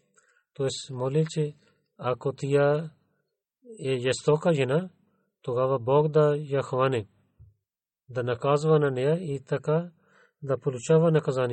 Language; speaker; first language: Bulgarian; non-native, learner; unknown